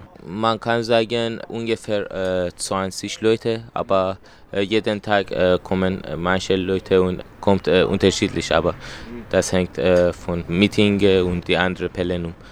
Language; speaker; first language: German; non-native, learner; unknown